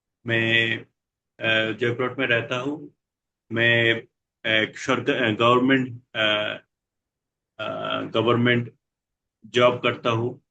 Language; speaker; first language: Hindi; non-native, learner; Bangla